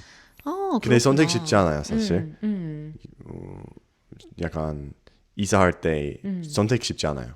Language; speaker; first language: Korean; non-native, learner; English